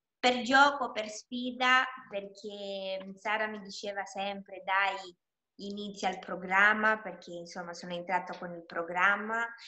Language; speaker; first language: Italian; non-native, fluent; Romanian